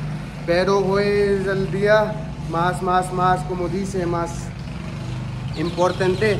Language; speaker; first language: Spanish; non-native, learner; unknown